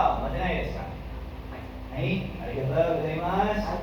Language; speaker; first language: Japanese; non-native, learner; Indonesian